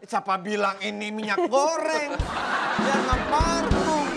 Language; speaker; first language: Indonesian; native; Indonesian